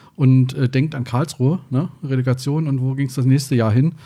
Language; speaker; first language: German; native; German